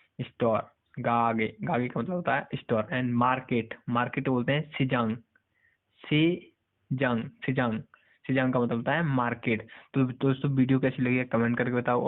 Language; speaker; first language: Hindi; native; Hindi